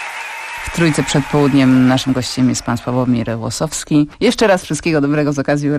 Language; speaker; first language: Polish; native; Polish